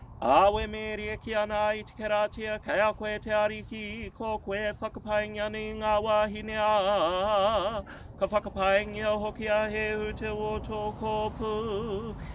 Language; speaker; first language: Māori; non-native, local second language; English